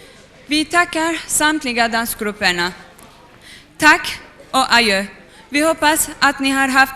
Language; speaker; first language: Swedish; non-native, fluent; Kurdish